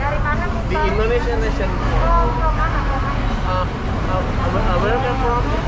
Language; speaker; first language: English; non-native, learner; Indonesian